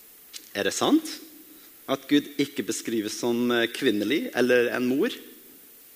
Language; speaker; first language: Norwegian; non-native, fluent; English